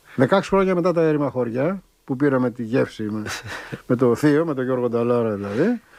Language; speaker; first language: Greek; native; Greek